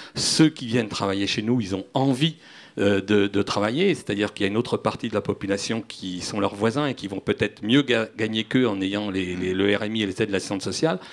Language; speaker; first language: French; native; French